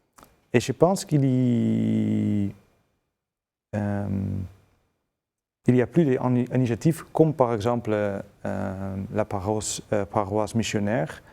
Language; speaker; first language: French; non-native, fluent; Dutch